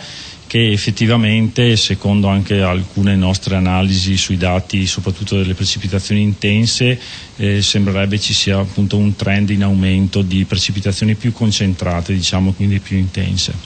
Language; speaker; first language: Italian; native; Italian